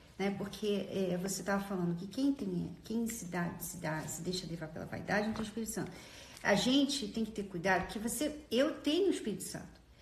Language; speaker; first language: Portuguese; early bilingual, heritage; Portuguese